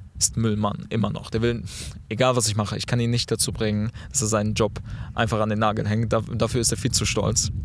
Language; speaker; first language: German; early bilingual, other home language; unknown